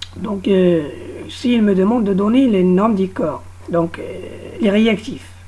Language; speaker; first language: French; non-native, local second language; Arabic